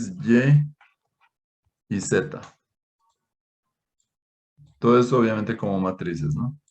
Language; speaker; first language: Spanish; native; Spanish